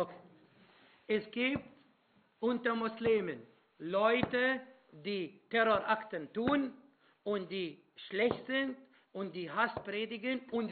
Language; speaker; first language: German; non-native, fluent; Arabic